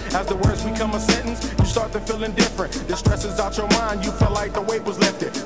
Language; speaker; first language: English; native; English